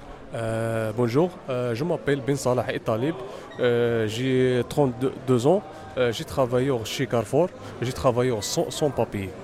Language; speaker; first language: French; non-native, learner; Arabic